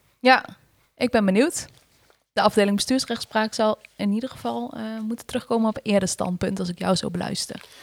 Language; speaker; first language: Dutch; native; Dutch